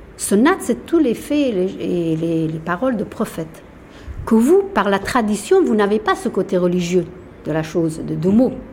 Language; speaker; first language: French; non-native, fluent; Persian